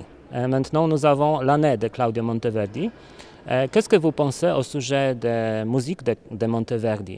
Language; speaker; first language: French; non-native, learner; Polish